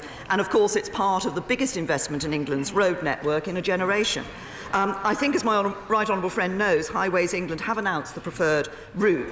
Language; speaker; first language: English; native; English